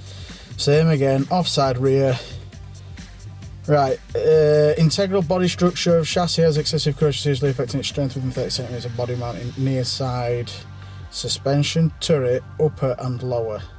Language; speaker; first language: English; native; English